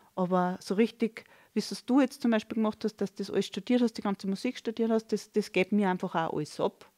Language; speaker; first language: German; native; German